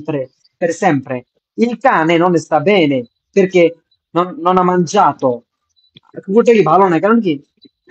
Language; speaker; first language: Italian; non-native, fluent; Bangla